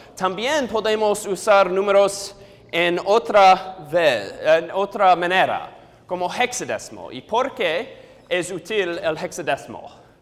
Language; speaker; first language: Spanish; non-native, learner; English